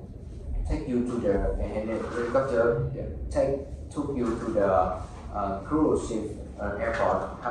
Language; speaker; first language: English; non-native, learner; Vietnamese